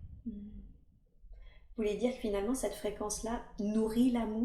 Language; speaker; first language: French; native; French